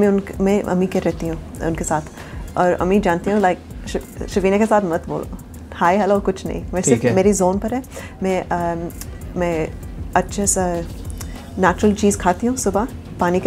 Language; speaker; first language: Hindi; early bilingual, heritage; Urdu